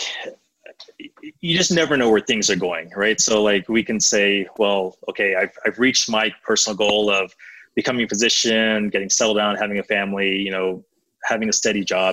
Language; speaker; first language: English; native; English